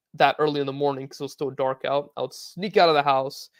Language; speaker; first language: English; native; English